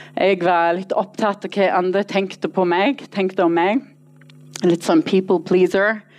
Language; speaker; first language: Norwegian; non-native, fluent; English